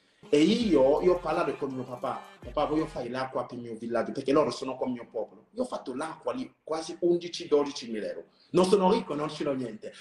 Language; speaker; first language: Italian; non-native, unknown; French